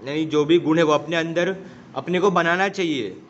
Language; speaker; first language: Hindi; non-native, local second language; Marathi